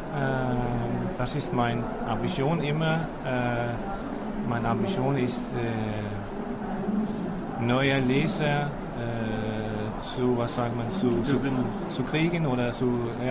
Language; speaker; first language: German; non-native, learner; Danish